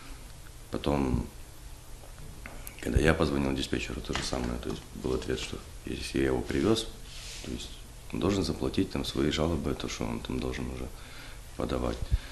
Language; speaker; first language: Russian; native; Russian